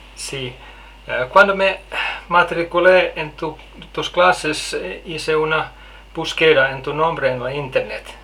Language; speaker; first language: Spanish; non-native, learner; Finnish